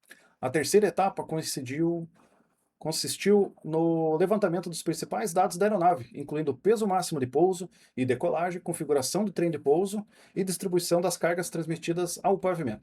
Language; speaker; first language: Portuguese; native; Portuguese